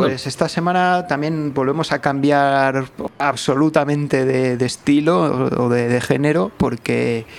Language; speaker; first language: Spanish; native; Spanish